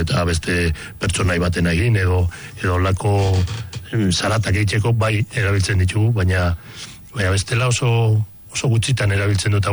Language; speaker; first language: Basque; non-native, local second language; Spanish